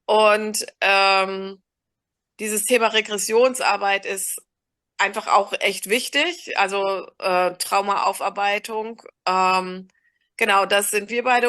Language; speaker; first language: German; native; German